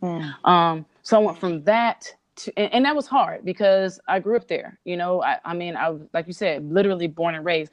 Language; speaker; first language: English; native; English